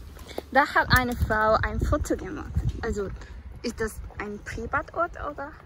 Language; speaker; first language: German; non-native, learner; Korean